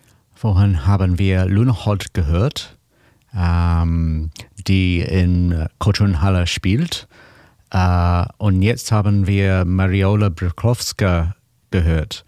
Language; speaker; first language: German; non-native, learner; English